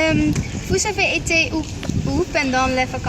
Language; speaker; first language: French; non-native, learner; Dutch